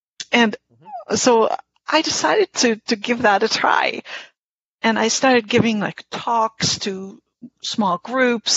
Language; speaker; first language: English; non-native, fluent; German